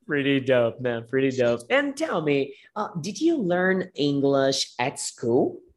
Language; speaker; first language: English; non-native, fluent; Portuguese